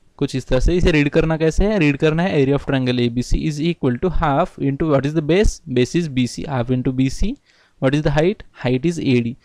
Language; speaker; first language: Hindi; non-native, local second language; Marathi